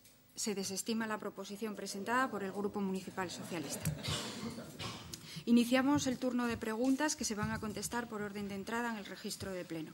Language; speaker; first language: Spanish; native; Spanish